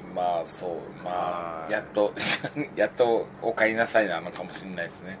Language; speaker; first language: Japanese; native; Japanese